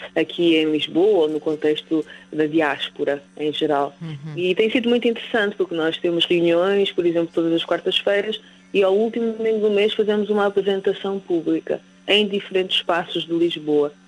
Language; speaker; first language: Portuguese; native; Portuguese